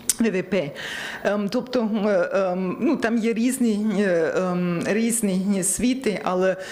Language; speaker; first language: Ukrainian; non-native, learner; German